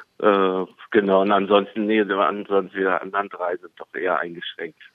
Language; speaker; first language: German; native; German